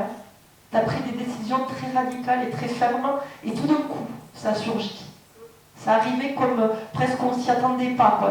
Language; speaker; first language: French; native; French